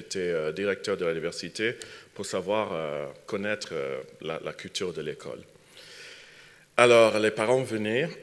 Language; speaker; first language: French; non-native, fluent; English